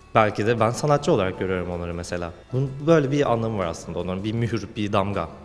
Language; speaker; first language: Turkish; native; Turkish